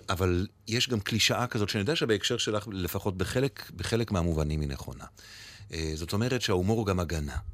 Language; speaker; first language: Hebrew; native; Hebrew